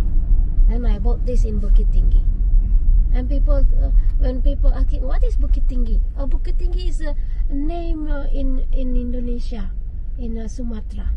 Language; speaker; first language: English; non-native, learner; Indonesian